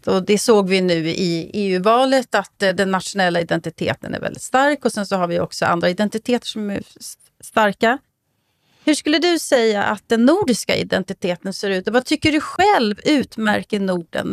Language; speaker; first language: Swedish; native; Swedish